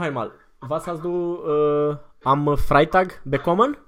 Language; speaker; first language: German; non-native, fluent; Romanian